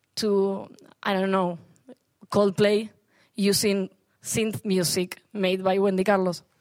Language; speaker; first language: English; non-native, learner; Spanish